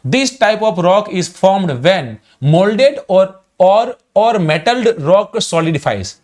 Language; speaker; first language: English; non-native, local second language; Gujarati